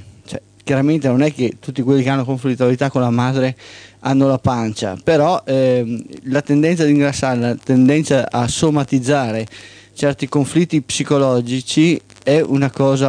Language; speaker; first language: Italian; native; Italian